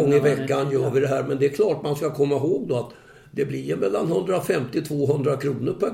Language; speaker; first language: Swedish; native; Swedish